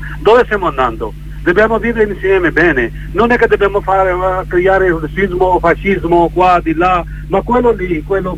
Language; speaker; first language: Italian; non-native, learner; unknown